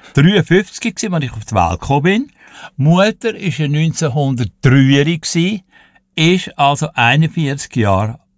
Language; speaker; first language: German; native; German